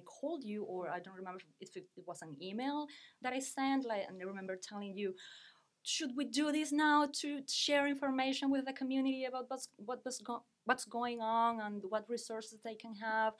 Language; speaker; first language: English; non-native, fluent; Spanish